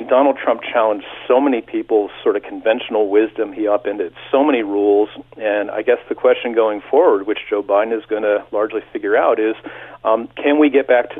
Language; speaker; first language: English; native; English